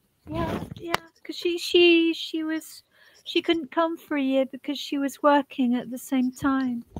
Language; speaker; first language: English; native; English